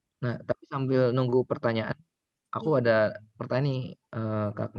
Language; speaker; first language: Indonesian; native; Indonesian